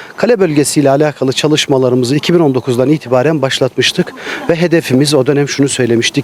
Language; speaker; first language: Turkish; native; Turkish